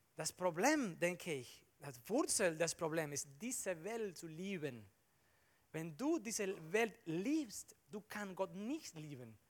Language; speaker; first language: German; non-native, learner; Spanish